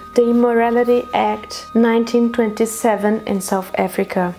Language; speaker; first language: English; non-native, fluent; Portuguese